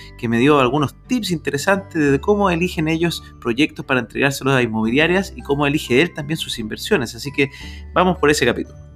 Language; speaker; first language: Spanish; native; Spanish